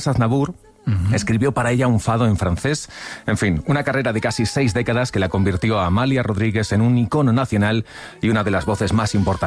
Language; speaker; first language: Spanish; native; Spanish